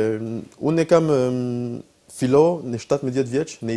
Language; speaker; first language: Albanian; non-native, learner; French